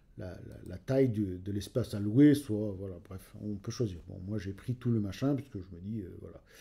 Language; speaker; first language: French; native; French